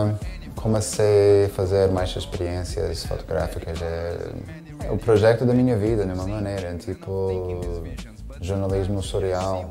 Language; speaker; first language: Portuguese; non-native, fluent; English